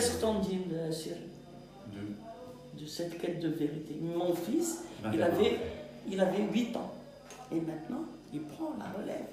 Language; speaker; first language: French; non-native, local second language; Kabyle